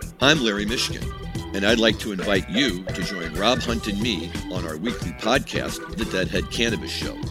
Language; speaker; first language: English; native; English